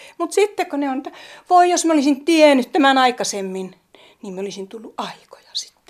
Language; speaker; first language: Finnish; native; Finnish